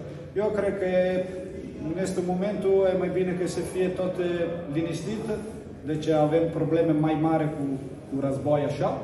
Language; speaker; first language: Romanian; non-native, learner; Italian